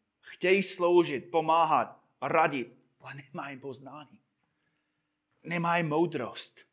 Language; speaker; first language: Czech; non-native, fluent; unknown